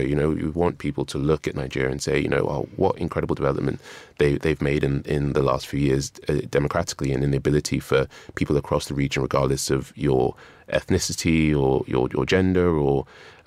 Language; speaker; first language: English; non-native, local second language; Yoruba